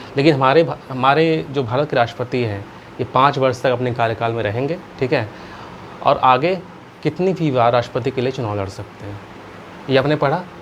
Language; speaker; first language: Hindi; native; Hindi